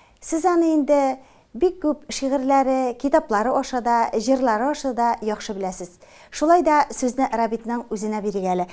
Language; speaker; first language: Tatar; native; Tatar